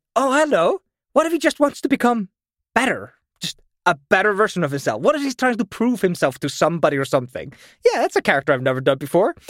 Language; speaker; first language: English; non-native, fluent; German